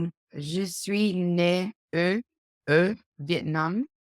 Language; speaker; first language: French; non-native, learner; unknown